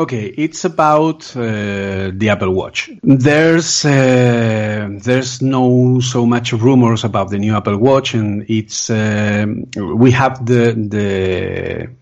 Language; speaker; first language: English; non-native, fluent; Spanish